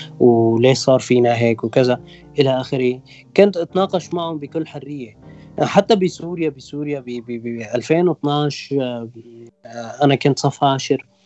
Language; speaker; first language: Arabic; non-native, local second language; Kurdish